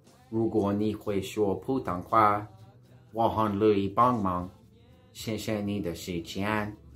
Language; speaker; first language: Chinese; non-native, learner; English